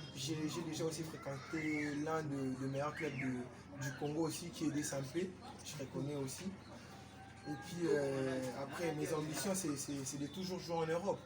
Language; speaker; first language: French; non-native, local second language; Lingala